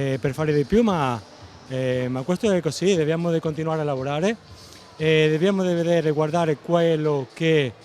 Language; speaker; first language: Italian; non-native, fluent; Spanish